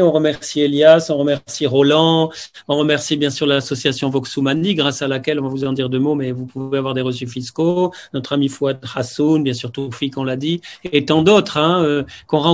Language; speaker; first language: French; native; French